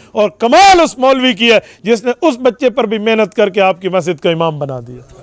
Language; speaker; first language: Urdu; non-native, local second language; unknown